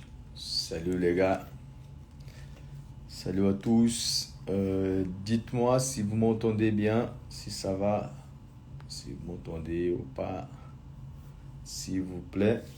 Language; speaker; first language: French; non-native, fluent; Portuguese